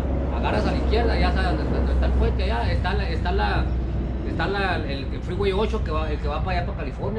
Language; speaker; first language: Spanish; native; Spanish